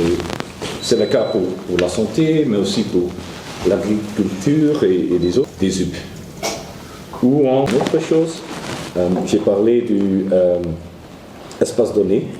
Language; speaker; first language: French; non-native, learner; Dutch